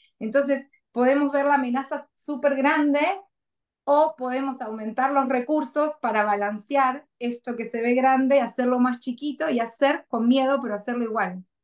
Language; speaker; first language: Spanish; native; Spanish